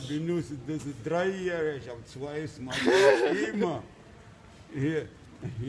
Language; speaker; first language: German; non-native, learner; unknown